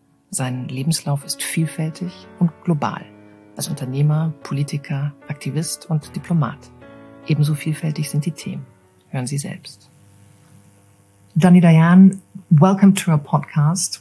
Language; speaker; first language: German; native; German